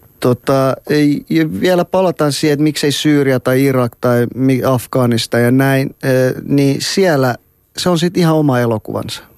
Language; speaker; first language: Finnish; early bilingual, other home language; Persian